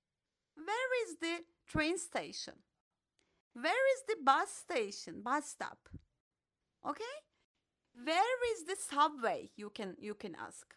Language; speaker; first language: English; non-native, fluent; Turkish